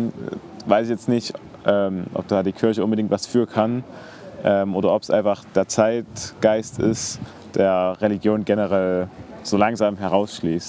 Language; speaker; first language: German; native; German